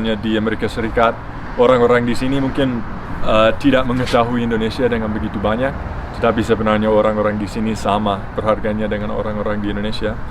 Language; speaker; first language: Indonesian; non-native, fluent; English